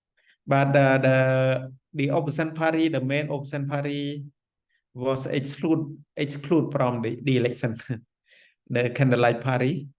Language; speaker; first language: English; non-native, fluent; Khmer